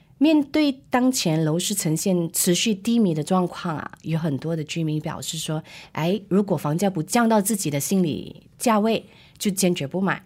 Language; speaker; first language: Chinese; native; Chinese